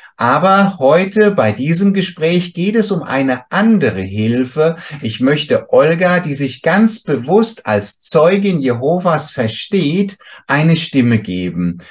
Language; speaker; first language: German; native; German